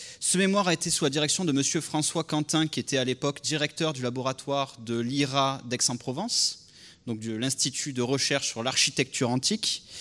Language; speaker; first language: French; native; French